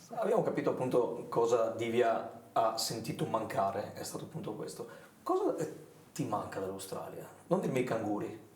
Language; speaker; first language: Italian; native; Italian